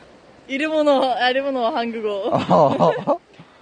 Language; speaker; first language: Korean; non-native, learner; Japanese